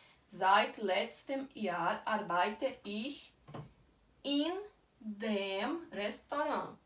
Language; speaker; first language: German; non-native, fluent; Portuguese